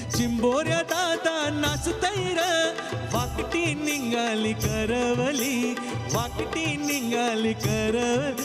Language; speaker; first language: Marathi; non-native, local second language; Tamil